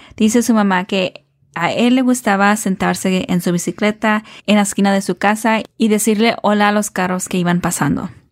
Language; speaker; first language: Spanish; early bilingual, heritage; Spanish